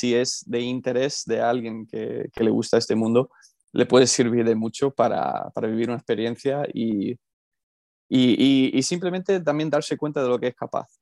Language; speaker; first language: Spanish; early bilingual, heritage; Spanish